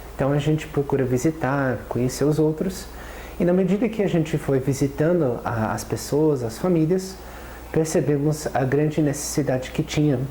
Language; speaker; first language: Portuguese; non-native, fluent; English